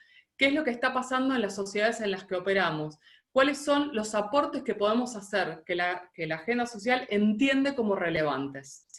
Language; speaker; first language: Spanish; native; Spanish